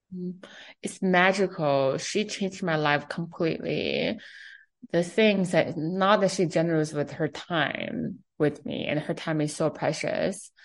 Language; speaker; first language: English; non-native, fluent; Chinese